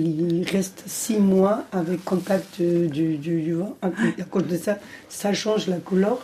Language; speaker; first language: French; non-native, fluent; Georgian